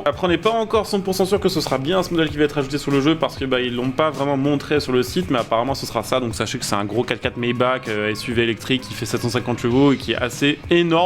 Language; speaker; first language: French; native; French